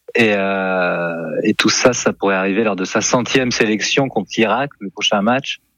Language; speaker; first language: French; native; French